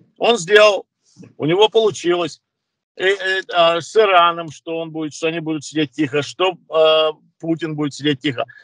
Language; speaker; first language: Russian; early bilingual, other home language; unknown